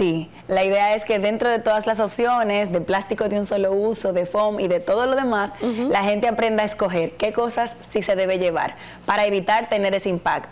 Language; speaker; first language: Spanish; native; Spanish